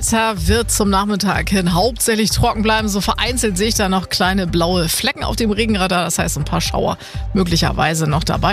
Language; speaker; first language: German; native; German